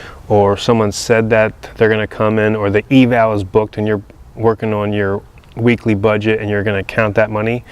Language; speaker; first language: English; native; English